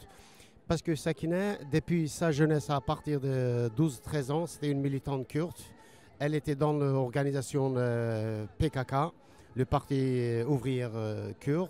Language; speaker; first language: French; non-native, learner; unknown